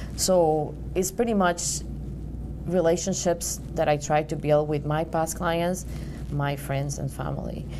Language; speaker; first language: English; non-native, fluent; Spanish